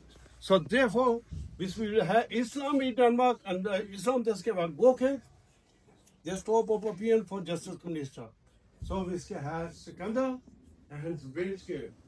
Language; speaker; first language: Danish; non-native, learner; Urdu